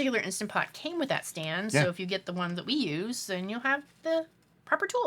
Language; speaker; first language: English; native; English